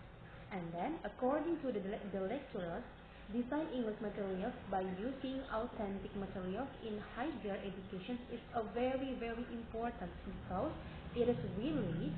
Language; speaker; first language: English; non-native, learner; Indonesian